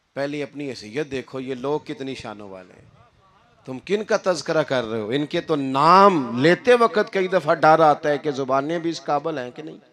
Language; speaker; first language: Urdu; non-native, local second language; Punjabi